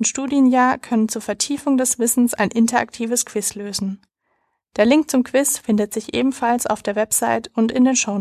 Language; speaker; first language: German; native; German